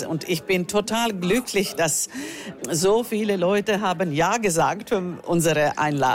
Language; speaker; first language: German; non-native, fluent; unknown